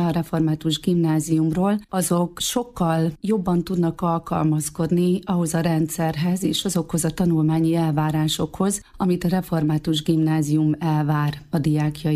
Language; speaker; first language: Hungarian; native; Hungarian